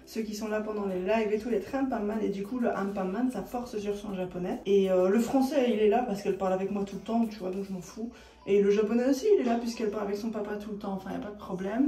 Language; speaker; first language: French; native; French